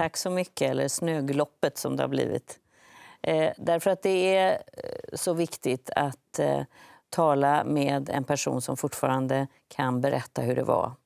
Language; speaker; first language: Swedish; native; Swedish